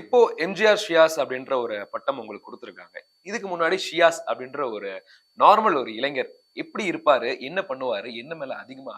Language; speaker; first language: Tamil; native; Tamil